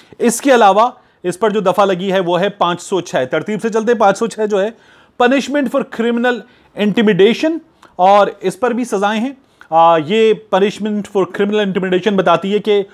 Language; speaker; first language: Urdu; native; Urdu